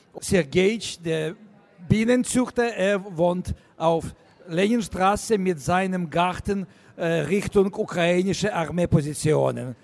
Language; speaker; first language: German; non-native, learner; Russian